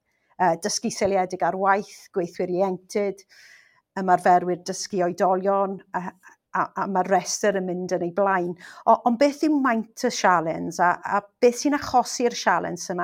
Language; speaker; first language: Welsh; non-native, local second language; English